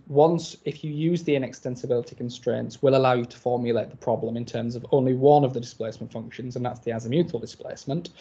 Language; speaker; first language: English; native; English